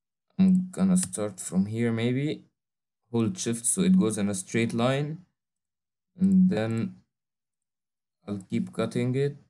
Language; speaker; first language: English; non-native, fluent; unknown